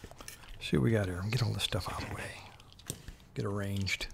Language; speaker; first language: English; native; English